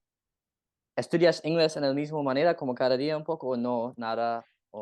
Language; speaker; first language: Spanish; non-native, learner; English